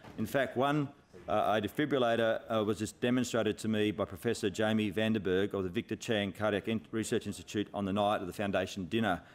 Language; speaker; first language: English; native; English